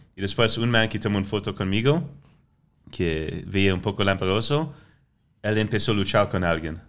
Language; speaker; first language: Spanish; non-native, fluent; French